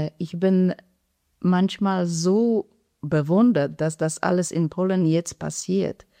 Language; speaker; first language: German; non-native, fluent; Polish